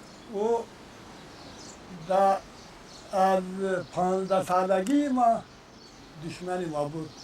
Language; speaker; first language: Persian; non-native, local second language; Kyrgyz